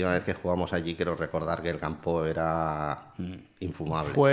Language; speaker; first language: Spanish; native; Spanish